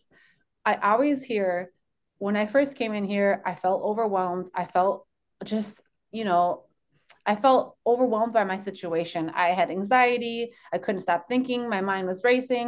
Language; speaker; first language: English; early bilingual, other home language; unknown